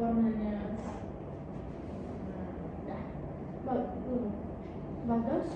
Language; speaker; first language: Indonesian; native; Indonesian